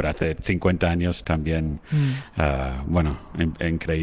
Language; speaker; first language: Spanish; non-native, fluent; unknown